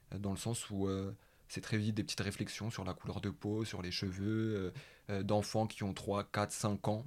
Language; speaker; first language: French; native; French